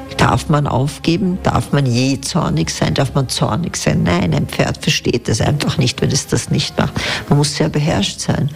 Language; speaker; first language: German; native; German